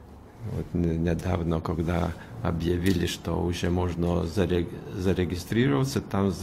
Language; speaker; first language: Russian; non-native, fluent; Lithuanian